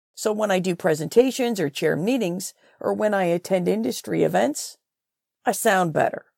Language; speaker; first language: English; native; English